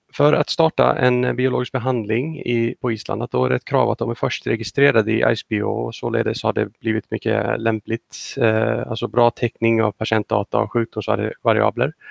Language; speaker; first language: Swedish; non-native, fluent; Icelandic